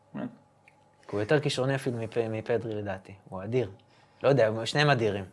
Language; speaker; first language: Hebrew; native; Hebrew